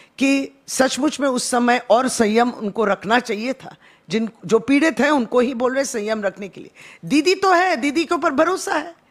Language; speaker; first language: Hindi; non-native, local second language; Bangla